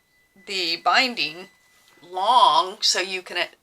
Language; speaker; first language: English; native; English